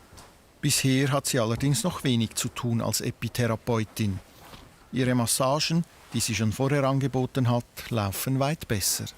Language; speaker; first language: German; native; German